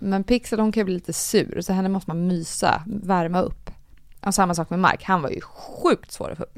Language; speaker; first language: Swedish; native; Swedish